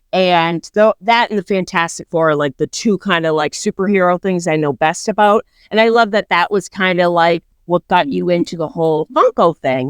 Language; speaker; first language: English; native; English